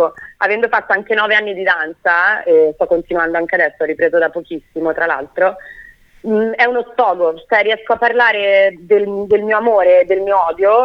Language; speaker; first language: Italian; native; Italian